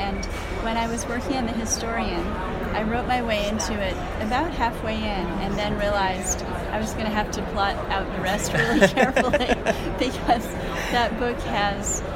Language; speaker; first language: English; native; English